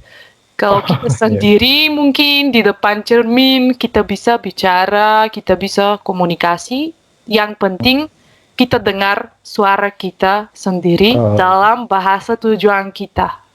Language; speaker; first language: Indonesian; non-native, fluent; Bulgarian